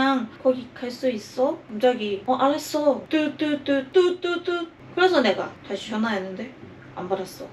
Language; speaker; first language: Korean; non-native, learner; Thai